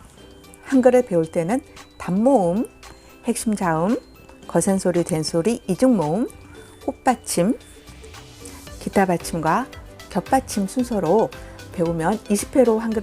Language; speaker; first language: Korean; native; Korean